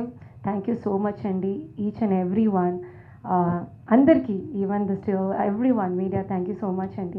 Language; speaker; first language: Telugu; non-native, learner; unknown